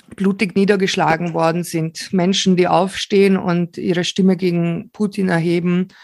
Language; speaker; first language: German; early bilingual, other home language; Slovak